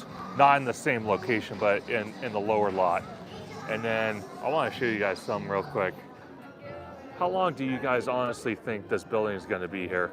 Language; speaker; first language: English; native; English